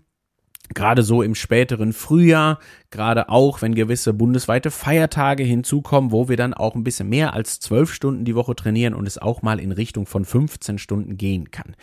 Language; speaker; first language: German; native; German